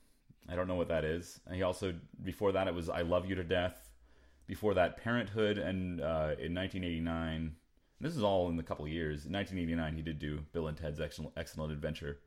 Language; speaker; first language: English; native; English